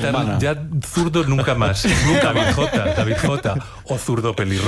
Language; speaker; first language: Spanish; native; Spanish